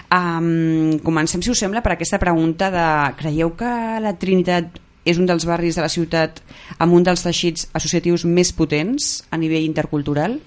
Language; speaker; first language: Catalan; native; Catalan